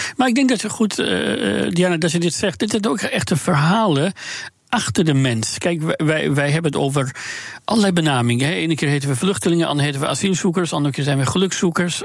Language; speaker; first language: Dutch; non-native, fluent; Persian